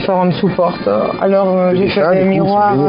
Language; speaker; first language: French; non-native, fluent; Spanish